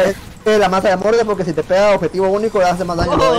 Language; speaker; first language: Spanish; native; Spanish